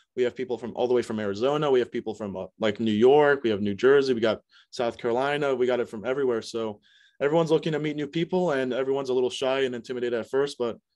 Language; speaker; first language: English; native; English